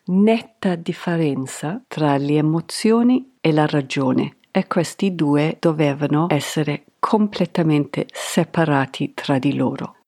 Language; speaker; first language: Italian; non-native, fluent; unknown